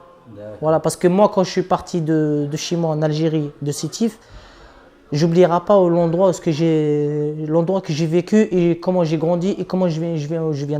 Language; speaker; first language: French; non-native, local second language; Arabic